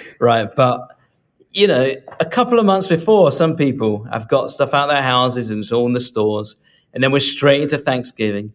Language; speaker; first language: English; native; English